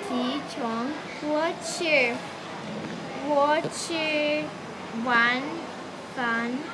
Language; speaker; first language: Chinese; non-native, learner; English